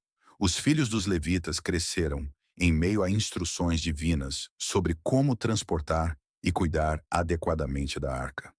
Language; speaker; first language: Portuguese; native; Portuguese